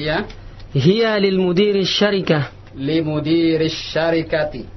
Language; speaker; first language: Arabic; non-native, learner; Indonesian